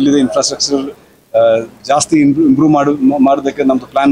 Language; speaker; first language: Kannada; non-native, local second language; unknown